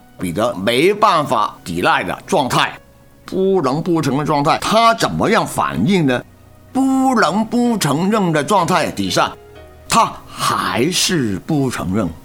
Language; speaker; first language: Chinese; non-native, local second language; Cantonese